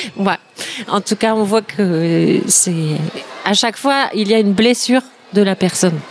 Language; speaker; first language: French; native; French